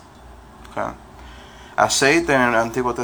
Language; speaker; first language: Spanish; non-native, fluent; English